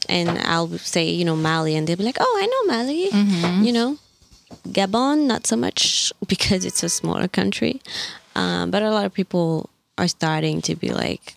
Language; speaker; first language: English; non-native, fluent; French